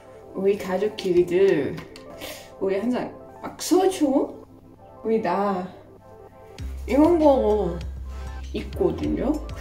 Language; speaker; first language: Korean; non-native, fluent; Dutch